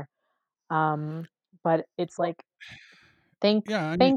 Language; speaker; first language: English; native; English